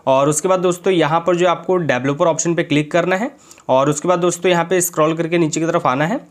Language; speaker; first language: Hindi; native; Hindi